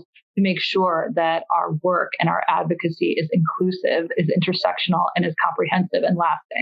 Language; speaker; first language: English; early bilingual, other home language; Persian